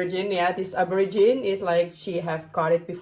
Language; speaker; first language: English; non-native, learner; Indonesian